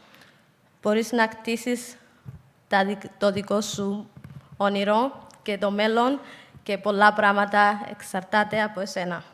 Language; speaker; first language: Greek; non-native, fluent; Somali